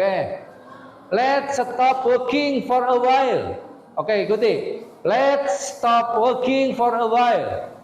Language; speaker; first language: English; non-native, fluent; Indonesian